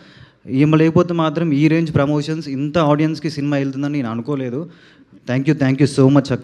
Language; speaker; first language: Telugu; native; Telugu